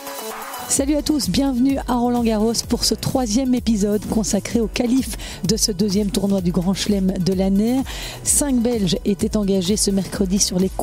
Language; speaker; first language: French; native; French